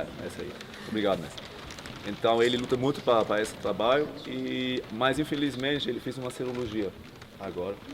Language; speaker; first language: Portuguese; non-native, learner; German